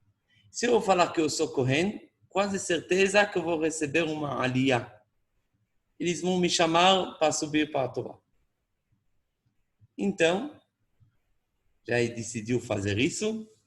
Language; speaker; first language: Portuguese; non-native, fluent; Hebrew